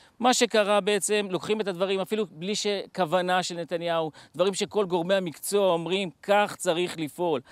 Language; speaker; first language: Hebrew; native; Hebrew